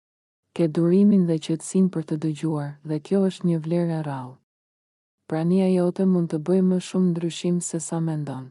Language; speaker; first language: Albanian; native; Albanian